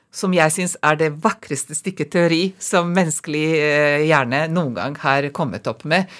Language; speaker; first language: Norwegian; non-native, fluent; Serbian